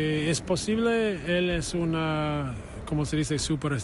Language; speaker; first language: Spanish; non-native, learner; English